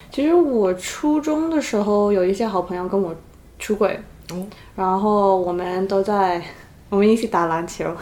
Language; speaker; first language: Chinese; early bilingual, heritage; Cantonese